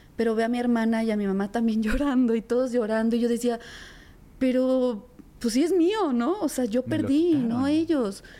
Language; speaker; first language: Spanish; native; Spanish